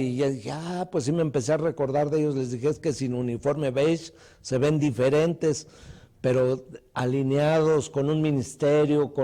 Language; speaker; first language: Spanish; native; Spanish